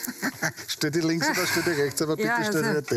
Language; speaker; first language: German; native; German